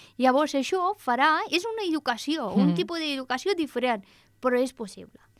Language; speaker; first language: Catalan; non-native, fluent; Persian